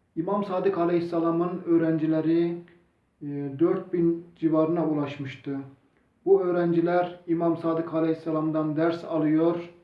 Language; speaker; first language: Turkish; non-native, local second language; Zaza